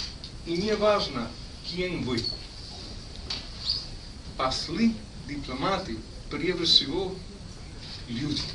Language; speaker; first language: Russian; non-native, fluent; Spanish